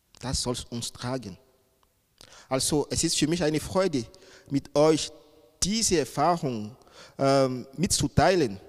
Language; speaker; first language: German; non-native, fluent; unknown